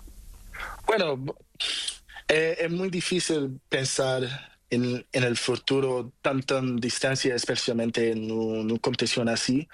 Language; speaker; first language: Spanish; non-native, learner; Portuguese